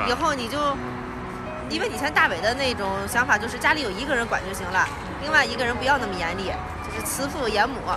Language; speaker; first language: Chinese; native; Chinese